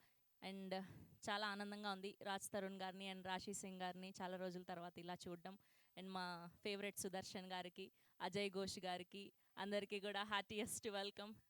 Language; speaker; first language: Telugu; native; Telugu